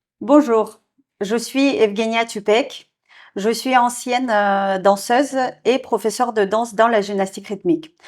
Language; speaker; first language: French; non-native, fluent; Russian